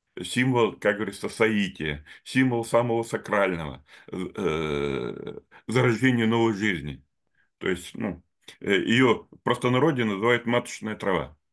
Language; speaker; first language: Russian; native; Russian